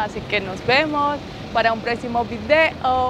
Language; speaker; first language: Spanish; native; Spanish